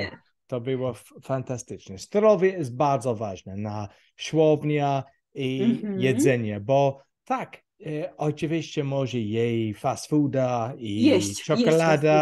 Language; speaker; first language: Polish; non-native, learner; English